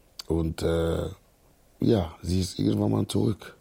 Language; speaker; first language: German; non-native, fluent; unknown